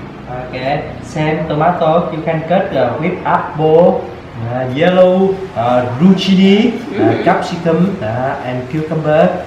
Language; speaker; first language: English; non-native, local second language; Vietnamese